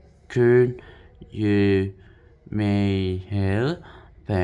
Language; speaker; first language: Dutch; non-native, learner; Indonesian